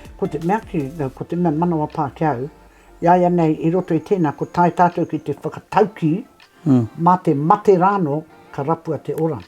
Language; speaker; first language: Māori; native; Māori